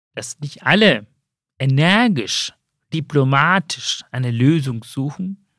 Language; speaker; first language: German; early bilingual, other home language; Sinhala